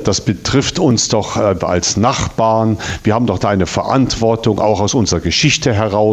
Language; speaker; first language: German; native; German